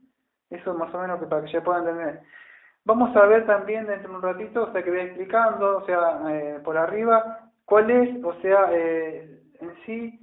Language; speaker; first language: Spanish; native; Spanish